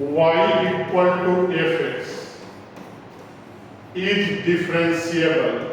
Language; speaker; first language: Hindi; native; Hindi